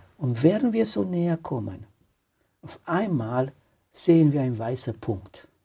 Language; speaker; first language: German; non-native, fluent; Romanian